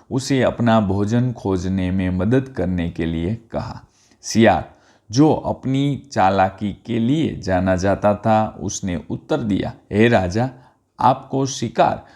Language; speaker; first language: Hindi; non-native, local second language; Gujarati